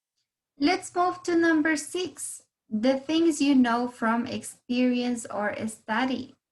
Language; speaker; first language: English; non-native, fluent; Spanish